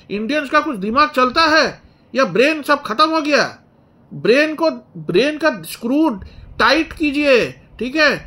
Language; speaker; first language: Hindi; non-native, local second language; Bangla